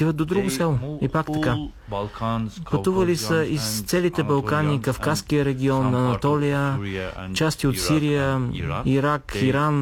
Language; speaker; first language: Bulgarian; non-native, fluent; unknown